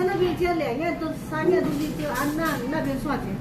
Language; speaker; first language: Chinese; native; Chinese